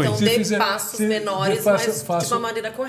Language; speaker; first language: Portuguese; native; Portuguese